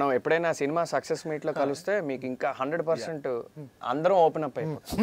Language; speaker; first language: Telugu; native; Telugu